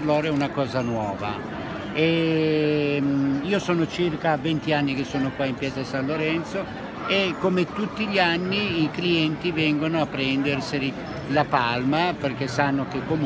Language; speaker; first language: Italian; native; Italian